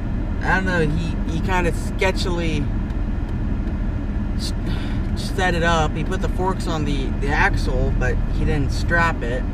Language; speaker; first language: English; native; English